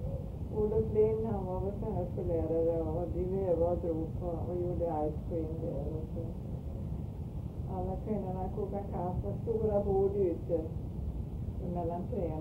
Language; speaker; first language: Swedish; early bilingual, heritage; Swedish